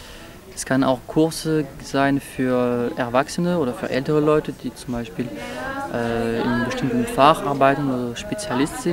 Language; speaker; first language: German; non-native, fluent; French